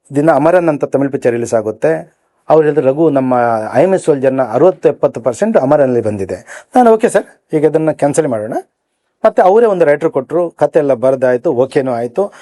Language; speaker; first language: Kannada; native; Kannada